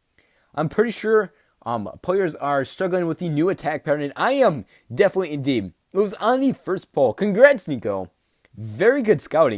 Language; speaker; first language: English; native; English